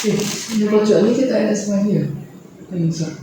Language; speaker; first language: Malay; non-native, local second language; Javanese